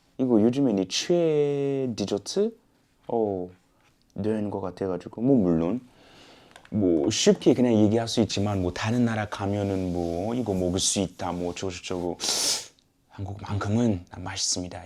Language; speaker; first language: Korean; non-native, fluent; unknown